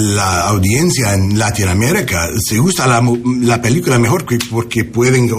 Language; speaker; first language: Spanish; non-native, learner; English